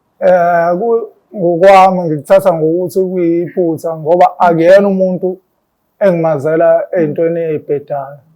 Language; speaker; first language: Zulu; native; Zulu